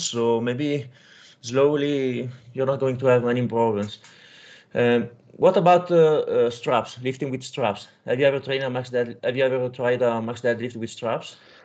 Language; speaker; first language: English; non-native, fluent; Italian